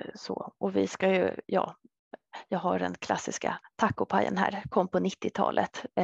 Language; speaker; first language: Swedish; native; Swedish